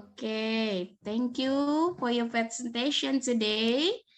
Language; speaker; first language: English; non-native, learner; Indonesian